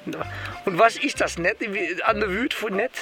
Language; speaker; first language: German; non-native, learner; Dutch